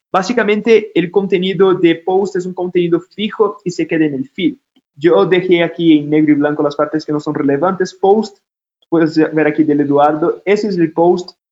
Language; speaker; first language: Spanish; non-native, fluent; Portuguese